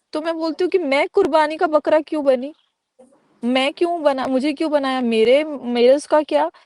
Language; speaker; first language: Hindi; native; Hindi